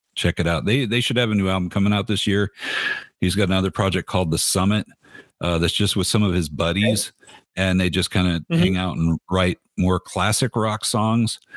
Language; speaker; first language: English; native; English